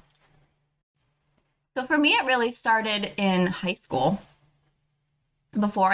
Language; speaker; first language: English; native; English